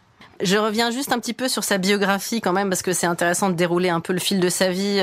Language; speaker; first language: French; native; French